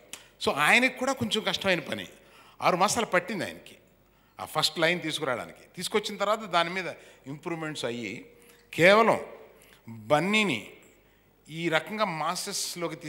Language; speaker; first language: Telugu; native; Telugu